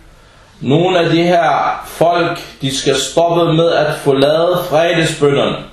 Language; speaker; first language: Danish; non-native, fluent; Arabic